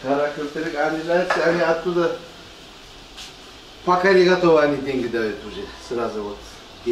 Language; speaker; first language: Russian; non-native, local second language; Uzbek